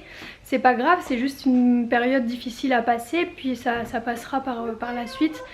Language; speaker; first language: French; native; French